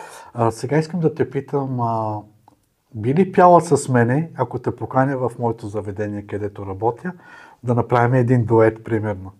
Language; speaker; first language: Bulgarian; native; Bulgarian